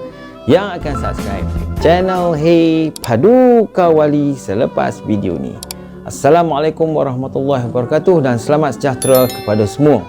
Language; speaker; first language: Malay; native; Malay